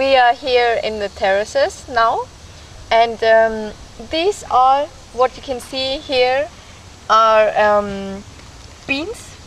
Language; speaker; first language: English; non-native, fluent; German